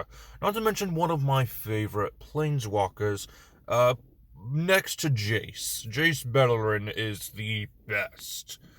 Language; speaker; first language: English; native; English